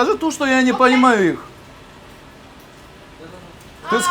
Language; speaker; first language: Russian; non-native, local second language; Kyrgyz